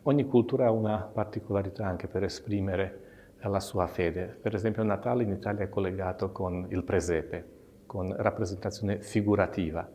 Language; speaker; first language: Italian; non-native, fluent; Slovak